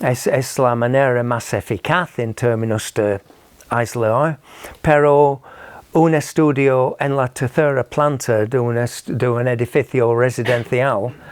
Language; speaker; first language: Spanish; non-native, fluent; English